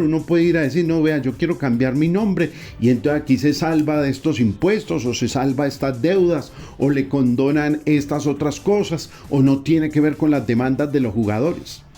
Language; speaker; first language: Spanish; native; Spanish